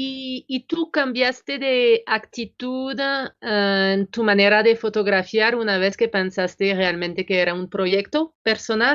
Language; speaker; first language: Spanish; non-native, fluent; French